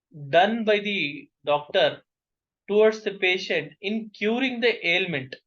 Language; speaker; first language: English; non-native, local second language; Kannada